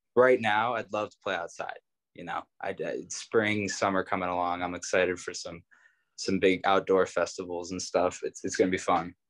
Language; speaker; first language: English; native; English